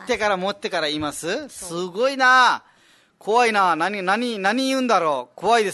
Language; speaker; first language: Japanese; native; Japanese